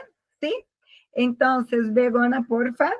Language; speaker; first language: Spanish; non-native, learner; Portuguese